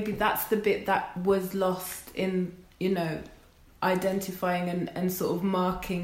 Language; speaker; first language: English; native; English